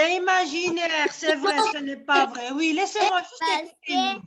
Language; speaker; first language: French; non-native, local second language; Arabic